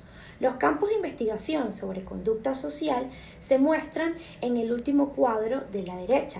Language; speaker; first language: Spanish; native; Spanish